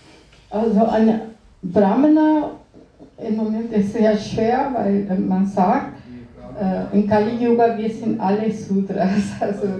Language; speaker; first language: German; non-native, fluent; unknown